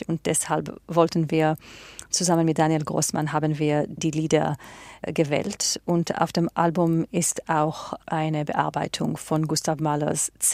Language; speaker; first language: German; non-native, fluent; Hebrew